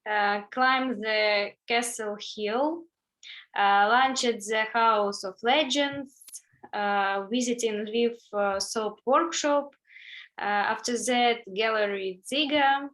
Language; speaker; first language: English; non-native, learner; Ukrainian